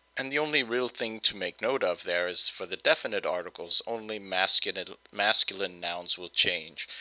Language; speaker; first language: English; native; English